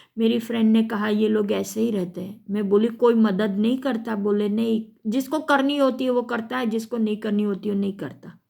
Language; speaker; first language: Hindi; non-native, local second language; Gujarati